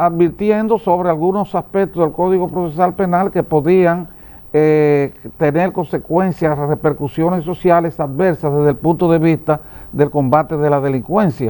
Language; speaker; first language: Spanish; native; Spanish